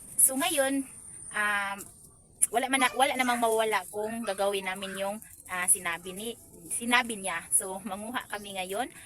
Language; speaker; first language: Filipino; non-native, local second language; Cebuano